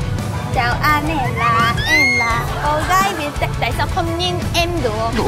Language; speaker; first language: Vietnamese; non-native, fluent; Korean